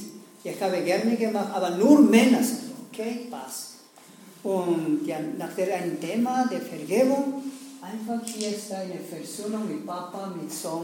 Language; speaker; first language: German; non-native, learner; Spanish